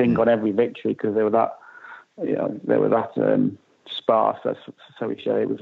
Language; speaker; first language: English; native; English